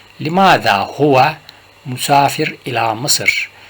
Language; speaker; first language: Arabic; non-native, fluent; Turkish